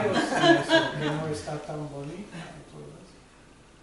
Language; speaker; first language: Spanish; non-native, fluent; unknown